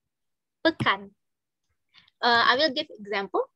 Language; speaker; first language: English; non-native, fluent; Indonesian